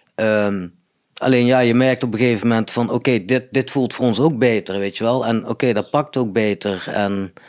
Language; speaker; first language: Dutch; native; Dutch